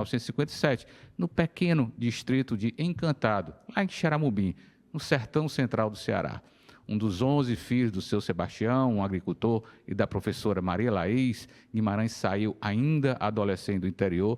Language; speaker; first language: Portuguese; native; Portuguese